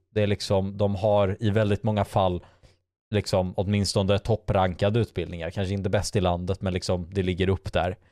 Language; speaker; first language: Swedish; native; Swedish